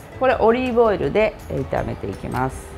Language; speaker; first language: Japanese; native; Japanese